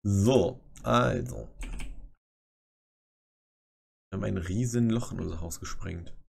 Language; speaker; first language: German; native; German